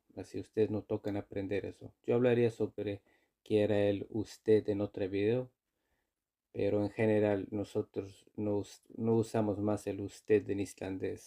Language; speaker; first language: Spanish; non-native, fluent; Icelandic